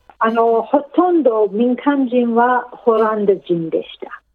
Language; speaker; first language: Japanese; non-native, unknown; English